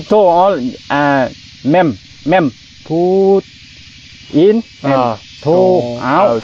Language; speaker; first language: English; non-native, learner; Thai